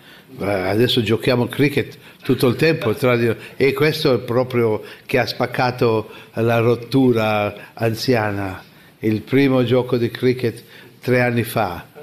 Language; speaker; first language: Italian; non-native, learner; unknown